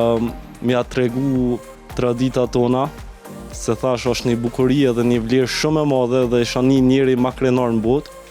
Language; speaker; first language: Albanian; early bilingual, heritage; Albanian